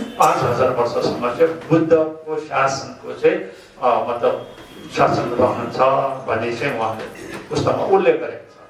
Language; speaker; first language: Nepali; non-native, local second language; Sherpa